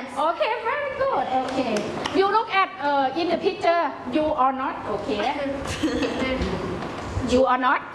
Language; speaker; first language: English; non-native, learner; Thai